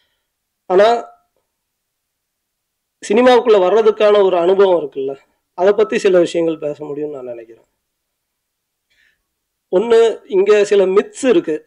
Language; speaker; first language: Tamil; native; Tamil